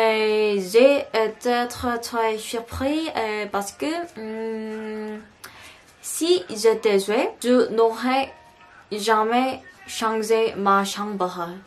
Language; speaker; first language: French; non-native, learner; Korean